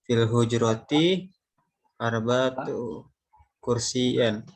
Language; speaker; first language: Arabic; non-native, learner; Indonesian